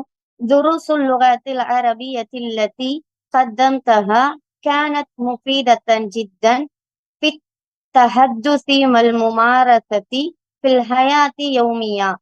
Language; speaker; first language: Arabic; non-native, learner; Tamil